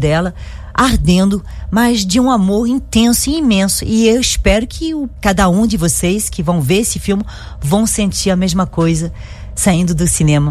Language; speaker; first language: Portuguese; non-native, fluent; French